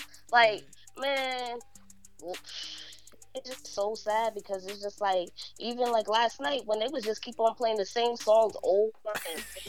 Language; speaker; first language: English; native; English